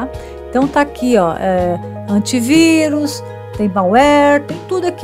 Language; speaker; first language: Portuguese; native; Portuguese